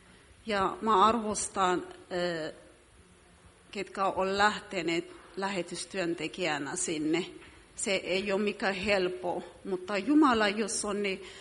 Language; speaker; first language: Finnish; non-native, fluent; Amharic